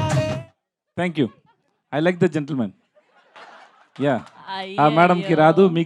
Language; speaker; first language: Telugu; non-native, learner; Tamil